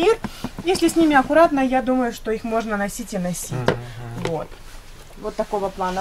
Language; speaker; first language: Russian; native; Russian